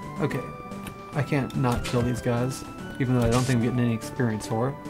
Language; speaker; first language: English; native; English